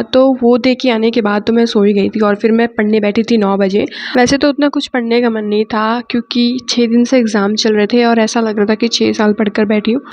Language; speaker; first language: Hindi; native; Hindi